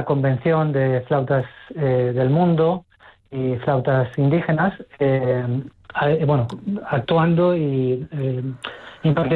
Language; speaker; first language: Spanish; native; Spanish